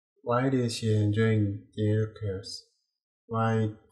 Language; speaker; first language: English; non-native, learner; Korean